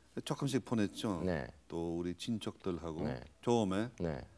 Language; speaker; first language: Korean; non-native, fluent; English